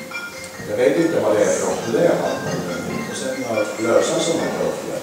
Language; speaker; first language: Swedish; non-native, learner; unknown